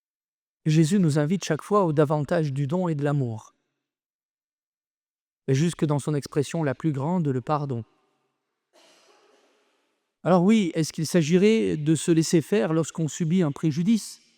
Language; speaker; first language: French; native; French